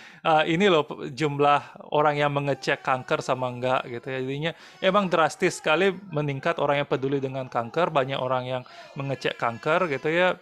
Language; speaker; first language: Indonesian; native; Indonesian